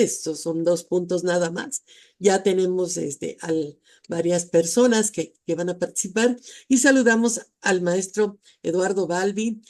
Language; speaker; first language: Spanish; native; Spanish